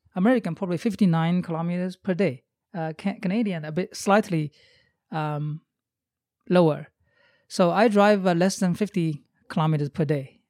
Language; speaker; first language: English; non-native, fluent; Chinese